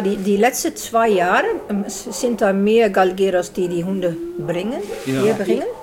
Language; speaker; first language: German; non-native, learner; Dutch